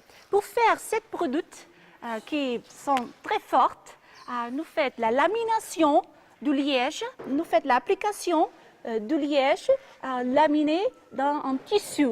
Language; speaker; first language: French; non-native, fluent; Portuguese